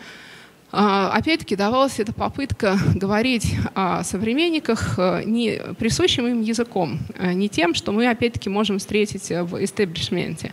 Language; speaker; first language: Russian; native; Russian